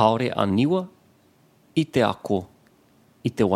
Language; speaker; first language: Māori; non-native, learner; English